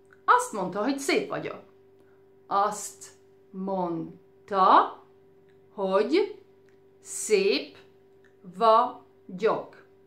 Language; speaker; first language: Hungarian; native; Hungarian